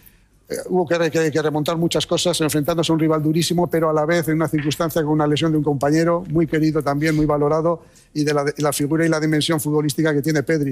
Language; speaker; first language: Spanish; native; Spanish